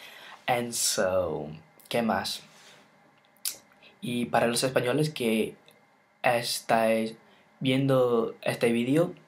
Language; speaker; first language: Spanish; non-native, fluent; English